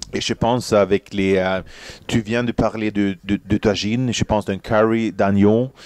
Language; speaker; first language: French; non-native, fluent; Swedish